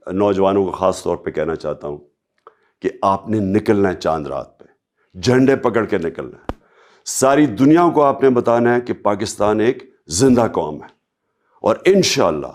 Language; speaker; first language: Urdu; native; Urdu